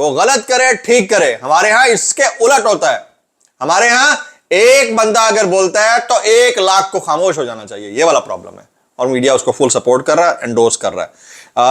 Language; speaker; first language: Urdu; native; Urdu